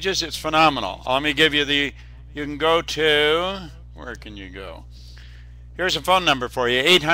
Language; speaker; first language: English; native; English